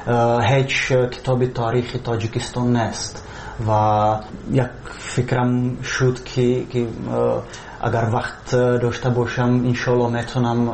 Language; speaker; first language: Persian; non-native, fluent; Czech